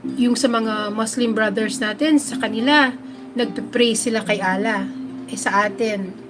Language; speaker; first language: Filipino; non-native, local second language; Hiligaynon